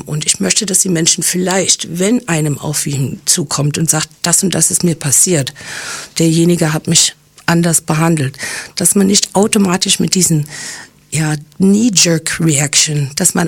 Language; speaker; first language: German; early bilingual, other home language; English